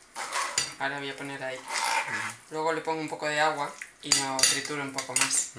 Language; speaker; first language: Spanish; native; Spanish